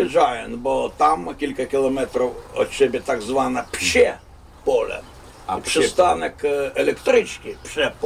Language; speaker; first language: Polish; non-native, fluent; Russian